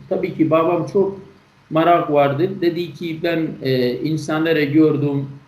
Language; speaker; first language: Turkish; non-native, learner; Kurdish